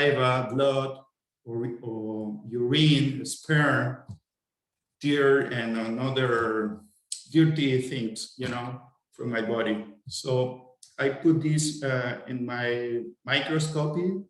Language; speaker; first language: English; non-native, fluent; Spanish